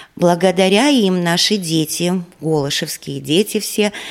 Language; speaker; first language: Russian; native; Russian